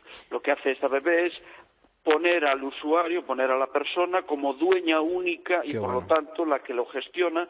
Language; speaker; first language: Spanish; native; Spanish